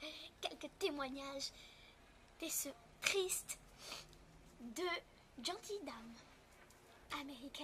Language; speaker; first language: French; native; French